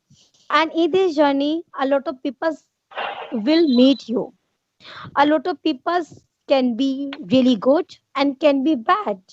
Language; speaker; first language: English; non-native, learner; Hindi